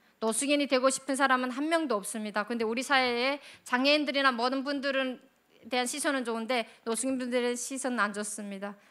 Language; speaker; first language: Korean; native; Korean